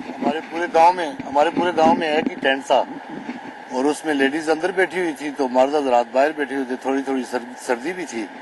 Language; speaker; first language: Urdu; non-native, local second language; Northern Hindko